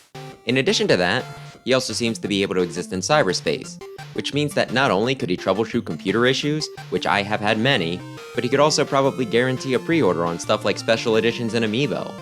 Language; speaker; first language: English; native; English